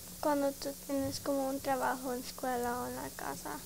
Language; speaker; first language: Spanish; early bilingual, heritage; Spanish